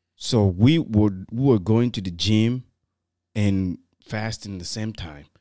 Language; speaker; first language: English; non-native, fluent; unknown